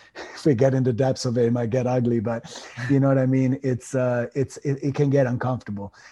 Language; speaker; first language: English; non-native, fluent; Italian